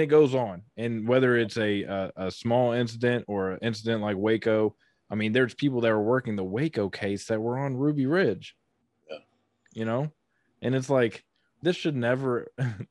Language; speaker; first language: English; native; English